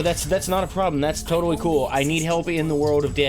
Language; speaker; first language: English; native; English